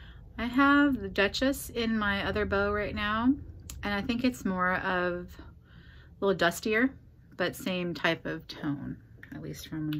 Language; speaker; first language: English; native; English